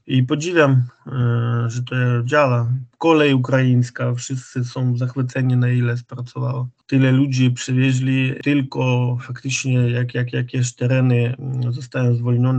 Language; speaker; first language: Polish; non-native, fluent; Ukrainian